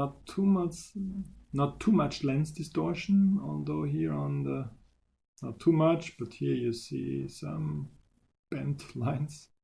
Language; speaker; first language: English; non-native, fluent; German